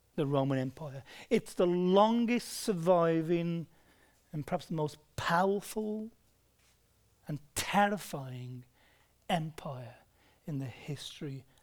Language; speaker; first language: English; native; English